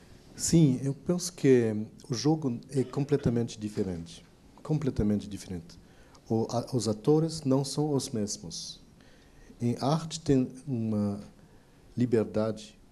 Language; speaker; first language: Portuguese; non-native, fluent; French